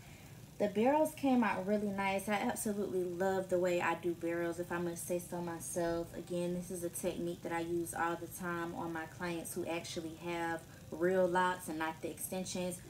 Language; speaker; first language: English; native; English